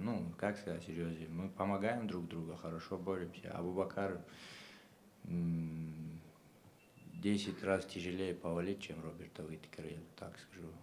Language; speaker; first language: Russian; non-native, local second language; Chechen